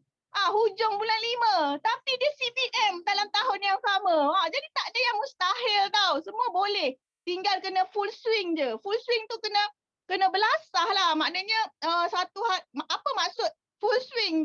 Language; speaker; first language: Malay; native; Malay